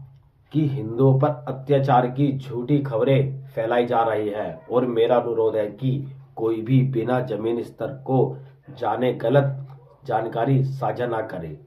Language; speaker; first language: Hindi; native; Hindi